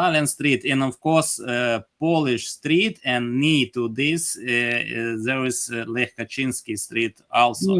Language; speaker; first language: English; non-native, learner; Ukrainian